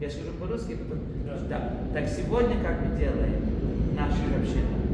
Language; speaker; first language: Russian; non-native, fluent; English